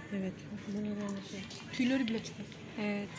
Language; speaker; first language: Turkish; non-native, fluent; Kyrgyz